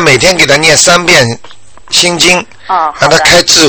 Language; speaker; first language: Chinese; native; Chinese